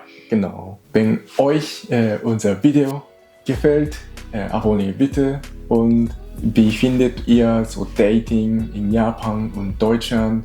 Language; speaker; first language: German; non-native, learner; Japanese